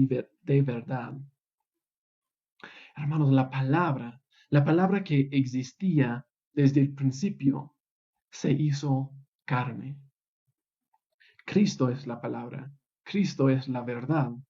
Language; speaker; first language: Spanish; non-native, fluent; English